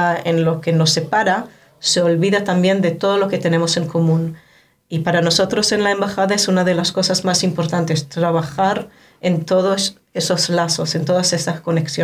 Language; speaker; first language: Spanish; non-native, fluent; Hebrew